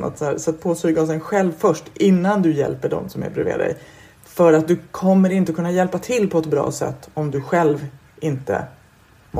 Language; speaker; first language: Swedish; native; Swedish